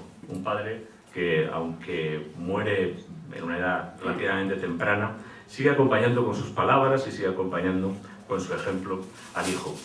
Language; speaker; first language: Spanish; native; Spanish